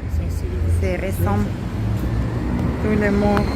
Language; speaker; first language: French; non-native, fluent; Russian